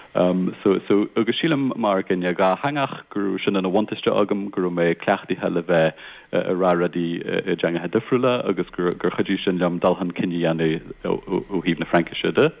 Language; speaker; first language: Irish; non-native, local second language; English